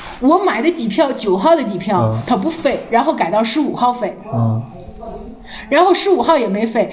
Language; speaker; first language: Chinese; native; Chinese